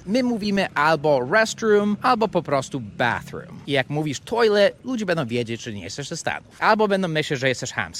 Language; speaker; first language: Polish; non-native, fluent; English